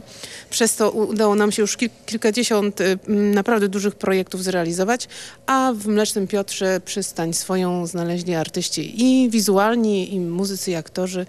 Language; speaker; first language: Polish; native; Polish